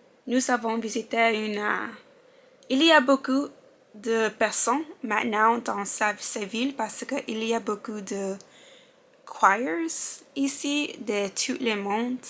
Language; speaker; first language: French; non-native, learner; English